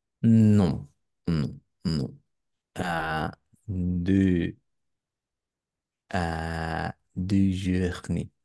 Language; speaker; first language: French; non-native, learner; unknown